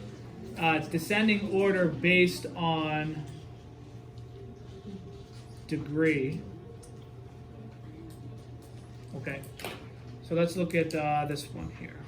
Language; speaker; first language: English; native; English